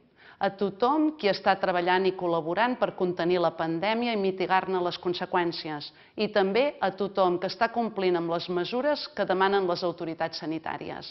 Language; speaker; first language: Catalan; native; Catalan